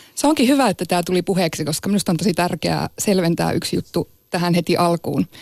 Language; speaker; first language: Finnish; non-native, local second language; Northern Sami